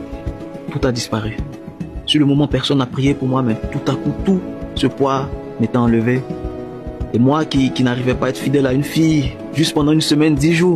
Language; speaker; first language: French; native; French